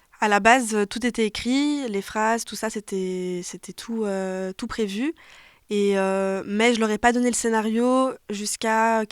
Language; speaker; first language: French; native; French